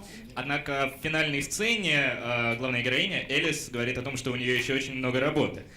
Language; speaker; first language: Russian; native; Russian